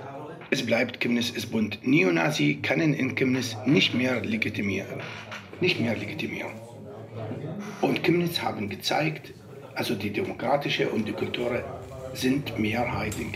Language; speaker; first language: German; non-native, learner; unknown